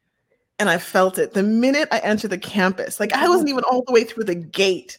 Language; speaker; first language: English; native; English